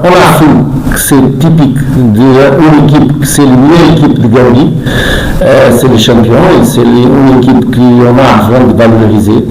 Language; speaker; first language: French; non-native, learner; Portuguese